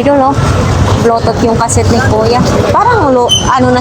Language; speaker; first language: Filipino; native; Filipino